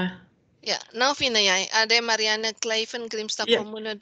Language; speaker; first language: Norwegian; non-native, learner; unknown